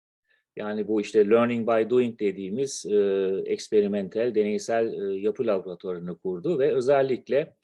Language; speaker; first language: Turkish; native; Turkish